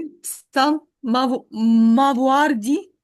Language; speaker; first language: French; non-native, learner; Ukrainian